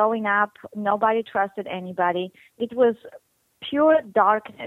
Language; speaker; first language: English; non-native, fluent; Bulgarian